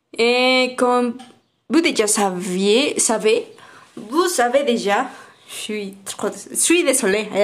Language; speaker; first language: French; non-native, learner; Spanish